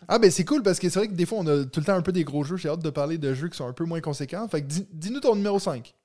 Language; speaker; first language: French; native; French